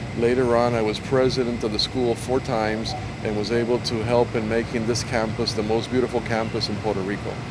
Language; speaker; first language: English; non-native, local second language; Spanish